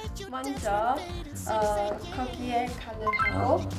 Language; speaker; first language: Korean; non-native, fluent; Czech